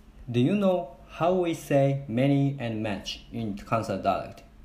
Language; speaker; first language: English; non-native, learner; Japanese